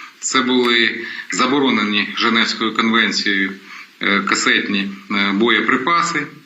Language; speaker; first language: Ukrainian; non-native, local second language; Russian